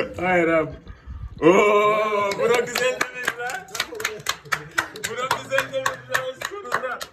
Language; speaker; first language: Turkish; non-native, fluent; Arabic